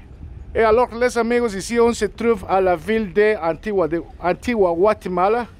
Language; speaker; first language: French; non-native, learner; Spanish